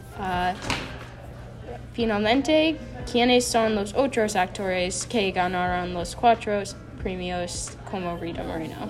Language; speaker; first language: Spanish; non-native, learner; English